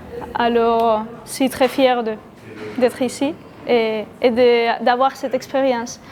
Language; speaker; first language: French; non-native, learner; Spanish